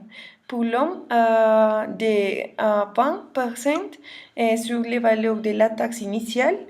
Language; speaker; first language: French; non-native, learner; Spanish